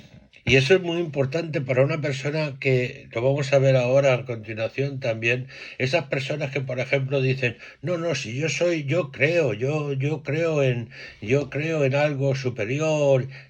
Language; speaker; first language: Spanish; native; Spanish